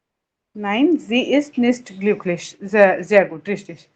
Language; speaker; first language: German; non-native, fluent; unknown